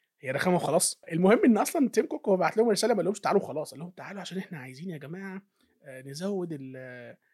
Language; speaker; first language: Arabic; native; Arabic